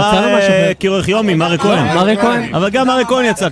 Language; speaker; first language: Hebrew; native; Hebrew